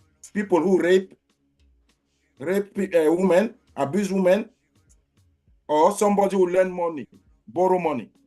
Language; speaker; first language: English; non-native, learner; French